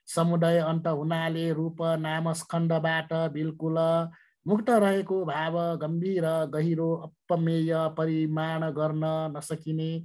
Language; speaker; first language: Nepali; non-native, local second language; Newari